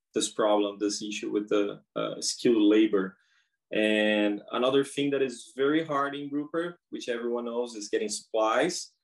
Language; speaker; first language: English; non-native, fluent; Portuguese